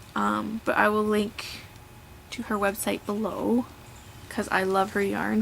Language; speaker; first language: English; native; English